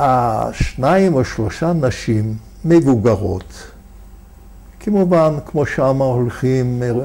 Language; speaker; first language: Hebrew; non-native, fluent; Yiddish